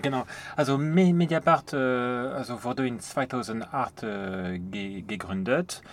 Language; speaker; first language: German; non-native, fluent; French